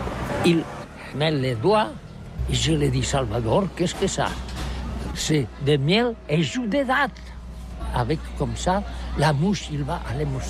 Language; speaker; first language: French; non-native, learner; Catalan